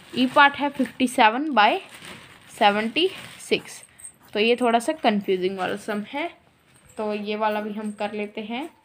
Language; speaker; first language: Hindi; non-native, local second language; Punjabi